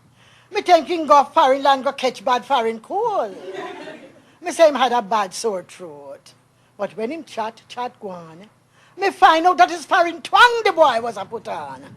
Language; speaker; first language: English; native; English